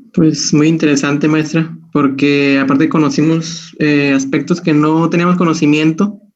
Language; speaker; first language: Spanish; native; Spanish